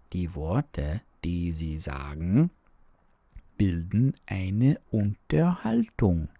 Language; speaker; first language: German; non-native, fluent; English